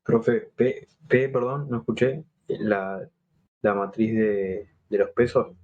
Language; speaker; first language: Spanish; native; Spanish